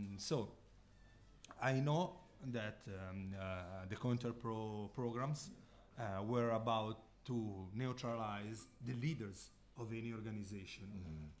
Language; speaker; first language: English; non-native, fluent; Italian